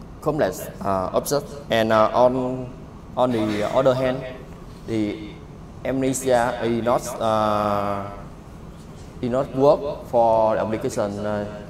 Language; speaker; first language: English; non-native, learner; Vietnamese